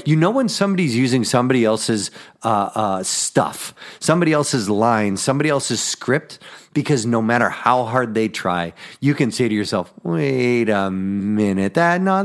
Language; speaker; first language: English; native; English